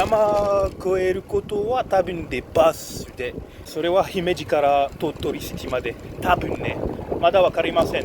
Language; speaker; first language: Japanese; non-native, learner; French